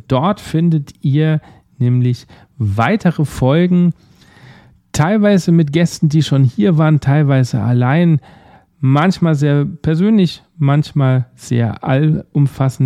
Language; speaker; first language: German; native; German